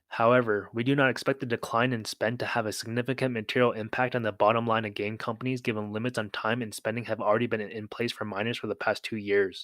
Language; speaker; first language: English; native; English